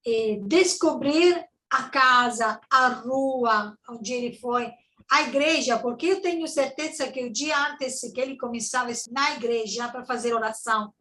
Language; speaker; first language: Portuguese; non-native, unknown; Italian